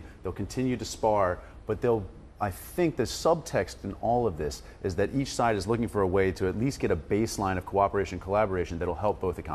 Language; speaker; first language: English; native; English